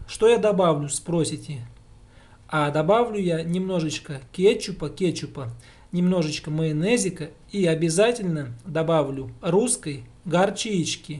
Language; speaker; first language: Russian; native; Russian